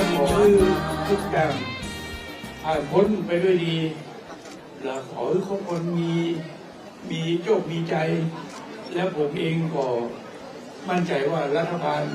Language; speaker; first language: Thai; native; Thai